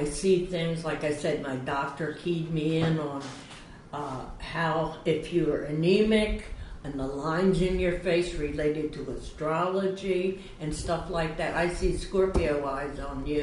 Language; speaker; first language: English; early bilingual, other home language; Swedish